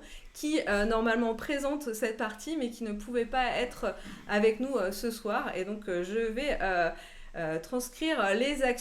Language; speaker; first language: French; native; French